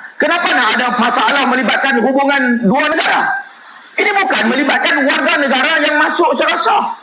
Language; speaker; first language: Malay; native; Malay